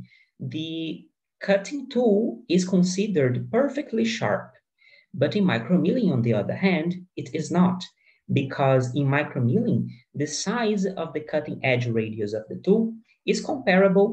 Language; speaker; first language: English; non-native, fluent; Portuguese